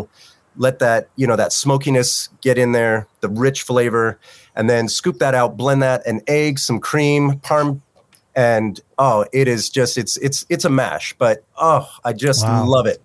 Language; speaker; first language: English; native; English